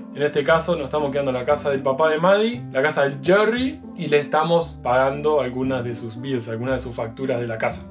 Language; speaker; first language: Spanish; native; Spanish